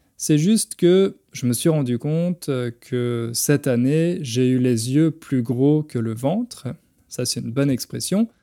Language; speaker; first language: French; native; French